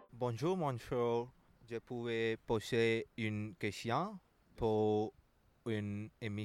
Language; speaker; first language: French; non-native, learner; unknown